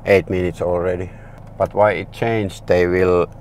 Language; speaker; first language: English; non-native, learner; Finnish